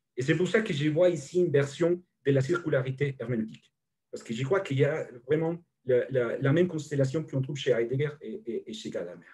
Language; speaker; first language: French; non-native, fluent; Spanish